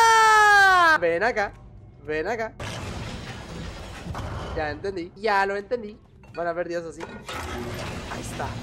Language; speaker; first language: Spanish; native; Spanish